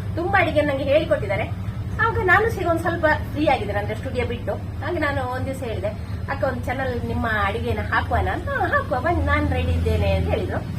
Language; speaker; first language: Kannada; non-native, local second language; Konkani